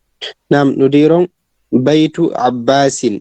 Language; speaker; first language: Arabic; non-native, learner; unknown